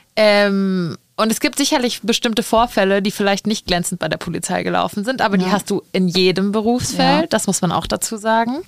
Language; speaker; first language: German; native; German